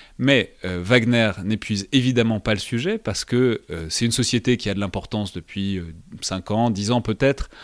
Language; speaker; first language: French; native; French